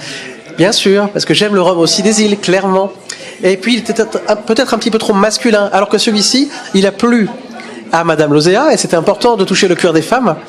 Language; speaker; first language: French; native; French